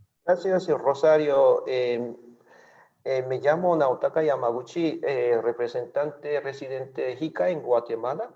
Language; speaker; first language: Spanish; non-native, fluent; Japanese